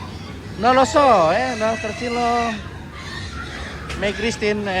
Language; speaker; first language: Italian; non-native, learner; Indonesian